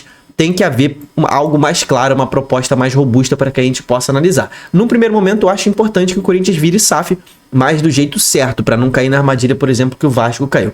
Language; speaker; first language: Portuguese; native; Portuguese